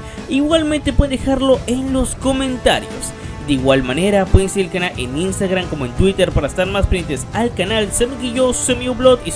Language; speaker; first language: Spanish; native; Spanish